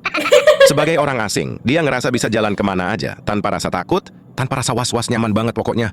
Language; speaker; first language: Indonesian; native; Indonesian